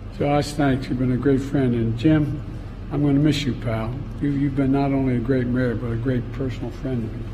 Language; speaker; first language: English; native; English